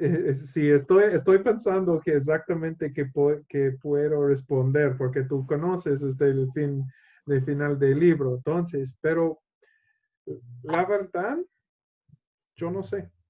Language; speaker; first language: Spanish; non-native, learner; English